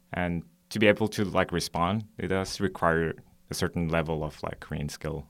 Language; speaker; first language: English; non-native, fluent; Norwegian